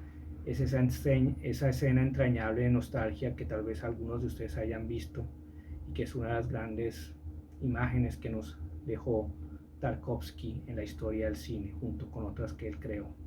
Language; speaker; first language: Spanish; native; Spanish